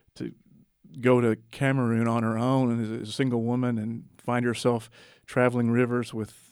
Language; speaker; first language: English; native; English